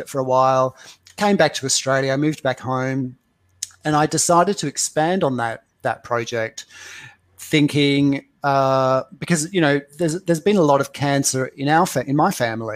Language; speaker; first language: English; native; English